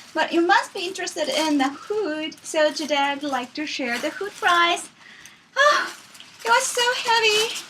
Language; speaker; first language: English; non-native, fluent; Japanese